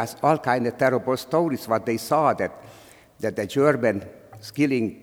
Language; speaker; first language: English; non-native, fluent; Slovak